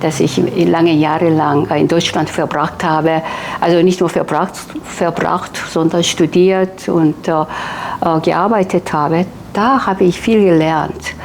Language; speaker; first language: German; non-native, fluent; Korean